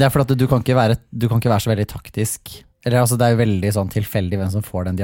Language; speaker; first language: Norwegian; native; Norwegian